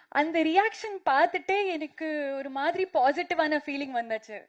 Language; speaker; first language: Tamil; non-native, fluent; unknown